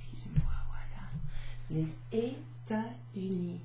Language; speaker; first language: French; non-native, fluent; English